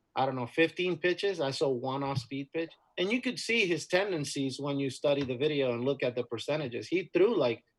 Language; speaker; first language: English; non-native, fluent; Spanish